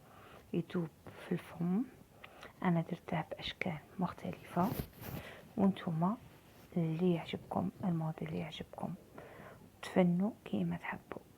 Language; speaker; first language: Arabic; native; Arabic